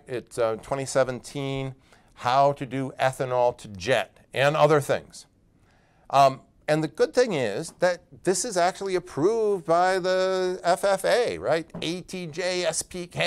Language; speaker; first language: English; native; English